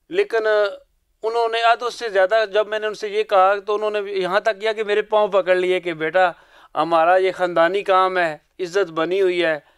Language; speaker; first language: Urdu; non-native, local second language; Punjabi